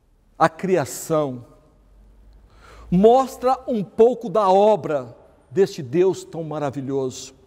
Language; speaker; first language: Portuguese; native; Portuguese